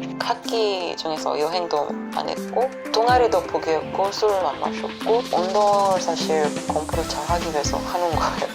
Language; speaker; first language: Korean; non-native, fluent; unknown